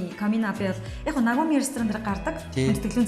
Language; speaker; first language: Mongolian; native; Mongolian